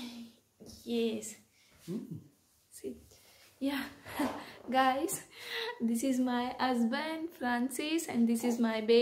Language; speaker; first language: English; non-native, local second language; Kannada